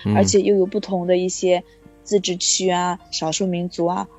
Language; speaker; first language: Chinese; native; Chinese